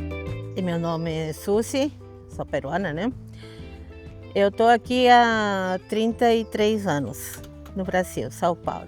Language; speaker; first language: Portuguese; non-native, fluent; Spanish